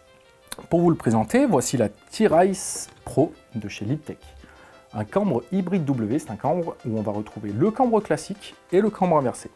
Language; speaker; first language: French; native; French